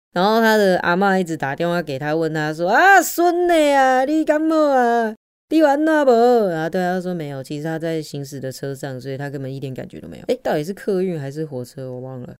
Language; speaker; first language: Chinese; native; Chinese